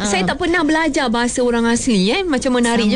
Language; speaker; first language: Malay; native; Malay